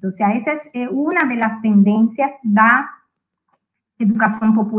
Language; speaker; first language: Portuguese; non-native, fluent; Spanish